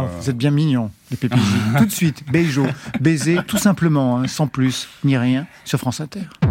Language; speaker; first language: French; native; French